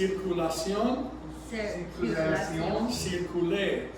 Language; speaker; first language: Spanish; non-native, fluent; English